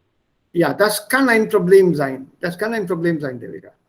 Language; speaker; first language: German; non-native, fluent; Hindi